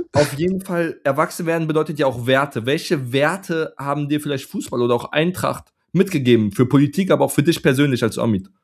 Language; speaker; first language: German; native; German